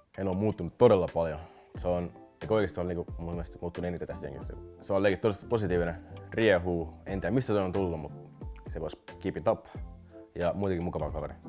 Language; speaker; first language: Finnish; early bilingual, other home language; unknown